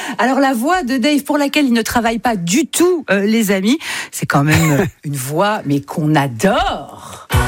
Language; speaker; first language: French; native; French